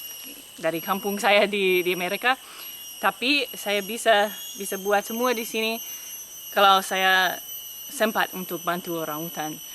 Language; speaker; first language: Indonesian; non-native, fluent; English